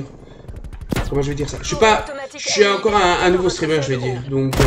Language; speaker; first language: French; native; French